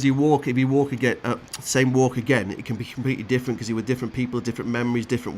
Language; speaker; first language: English; native; English